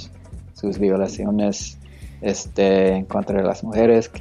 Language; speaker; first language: Spanish; non-native, fluent; English